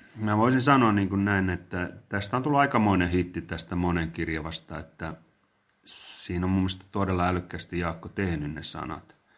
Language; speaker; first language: Finnish; native; Finnish